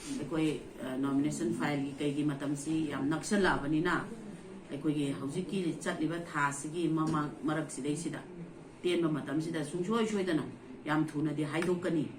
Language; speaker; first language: Manipuri; native; Manipuri